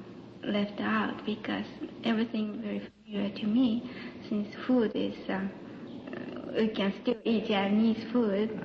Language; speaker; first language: English; non-native, learner; Japanese